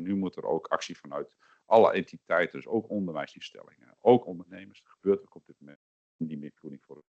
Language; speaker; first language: Dutch; native; Dutch